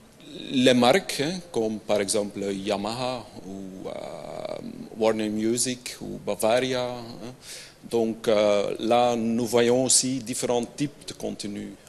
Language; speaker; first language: French; non-native, local second language; Dutch